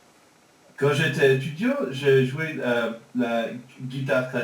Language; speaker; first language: French; early bilingual, heritage; French